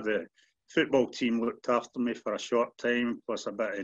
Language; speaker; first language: English; native; English